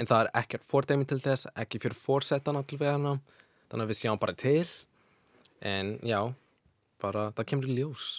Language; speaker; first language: Icelandic; non-native, fluent; English